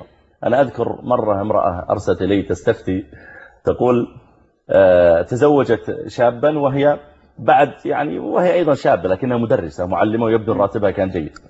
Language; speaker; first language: Arabic; native; Arabic